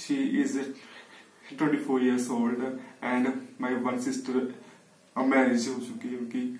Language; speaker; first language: English; non-native, learner; Punjabi